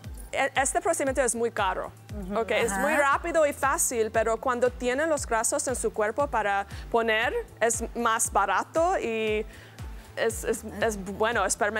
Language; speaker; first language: Spanish; non-native, learner; English